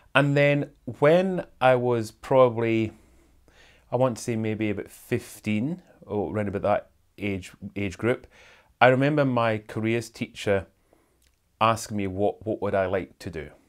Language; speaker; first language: English; native; English